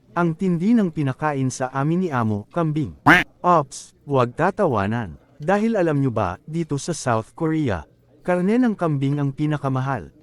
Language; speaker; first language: Filipino; native; Filipino